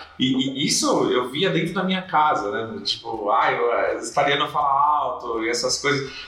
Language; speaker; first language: Portuguese; native; Portuguese